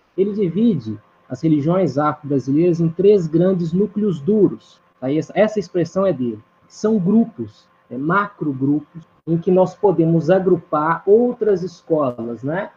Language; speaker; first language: Portuguese; native; Portuguese